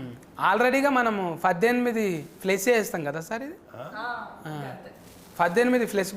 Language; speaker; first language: Telugu; native; Telugu